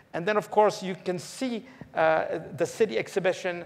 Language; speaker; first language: English; early bilingual, other home language; Polish